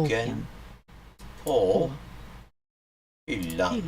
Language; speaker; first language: Swedish; non-native, learner; English